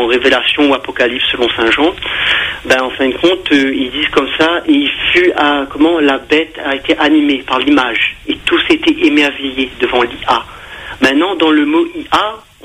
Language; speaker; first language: French; native; French